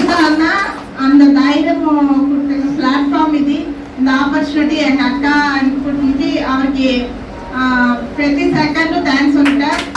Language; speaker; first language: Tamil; non-native, learner; Telugu